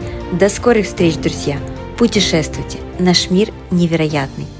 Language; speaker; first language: Russian; native; Russian